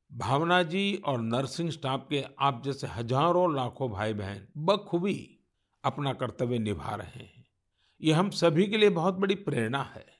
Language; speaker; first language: Hindi; non-native, local second language; Gujarati